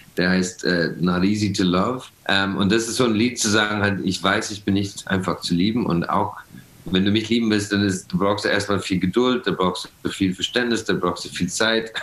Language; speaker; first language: German; non-native, fluent; English